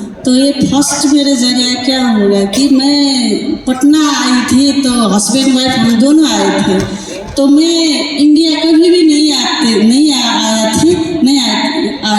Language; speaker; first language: Hindi; non-native, learner; Nepali